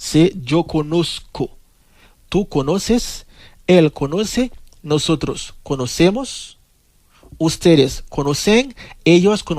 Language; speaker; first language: Spanish; non-native, fluent; Haitian Creole